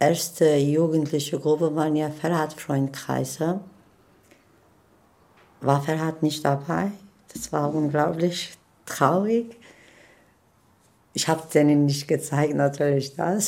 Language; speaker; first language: German; non-native, learner; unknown